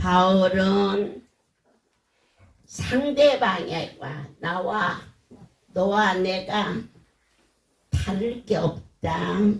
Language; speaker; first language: Korean; native; Korean